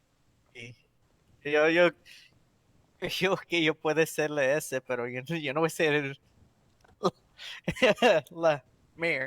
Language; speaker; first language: Spanish; non-native, learner; English